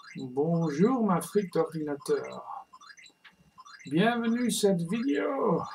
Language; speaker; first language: French; non-native, learner; English